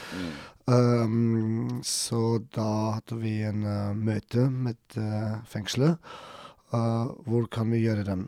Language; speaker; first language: Norwegian; non-native, learner; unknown